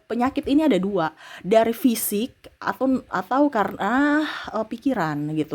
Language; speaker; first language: Indonesian; native; Indonesian